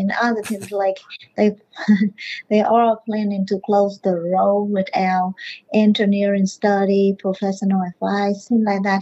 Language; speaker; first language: English; non-native, fluent; Vietnamese